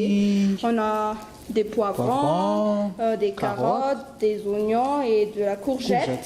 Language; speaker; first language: French; non-native, local second language; Malagasy